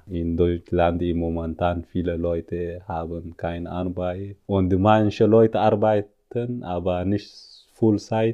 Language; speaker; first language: German; non-native, learner; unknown